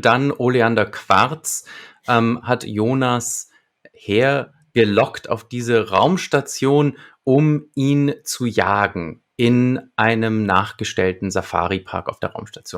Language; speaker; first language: German; native; German